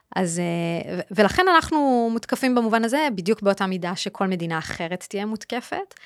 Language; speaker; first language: Hebrew; native; Hebrew